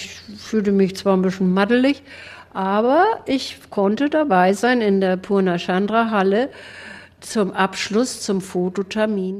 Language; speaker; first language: German; native; German